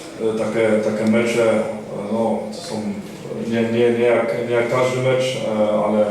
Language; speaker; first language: Polish; early bilingual, heritage; Polish